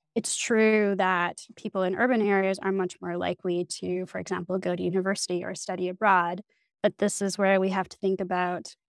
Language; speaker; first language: English; native; English